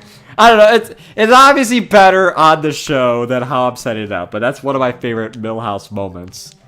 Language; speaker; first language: English; native; English